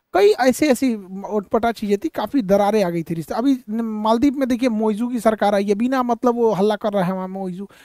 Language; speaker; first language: Hindi; native; Hindi